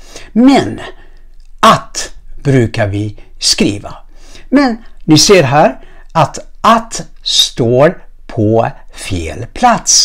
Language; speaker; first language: Swedish; non-native, fluent; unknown